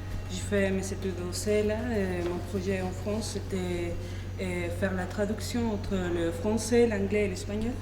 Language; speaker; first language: French; non-native, fluent; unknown